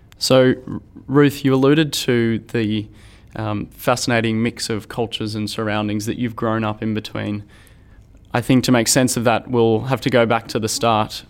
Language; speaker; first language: English; native; English